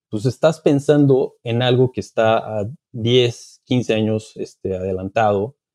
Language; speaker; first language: Spanish; non-native, fluent; Portuguese